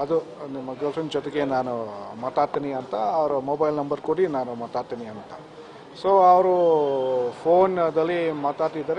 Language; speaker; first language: Kannada; non-native, fluent; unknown